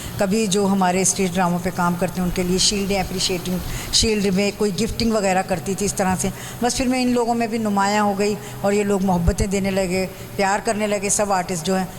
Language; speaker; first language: Urdu; native; Urdu